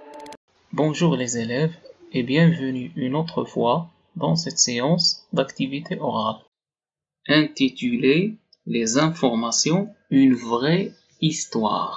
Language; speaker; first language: French; non-native, local second language; Arabic